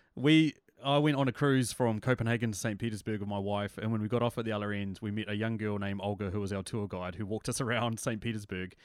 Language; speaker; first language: English; native; English